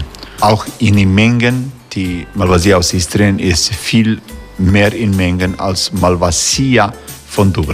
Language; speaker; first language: German; non-native, learner; Croatian